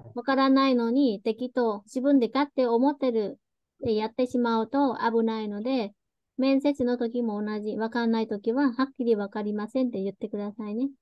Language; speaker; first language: Japanese; non-native, fluent; Vietnamese